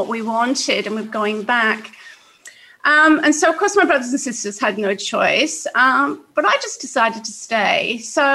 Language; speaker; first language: English; native; English